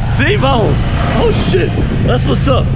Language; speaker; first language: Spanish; non-native, learner; English